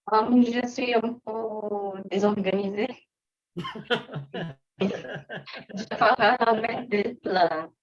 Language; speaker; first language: French; non-native, learner; Portuguese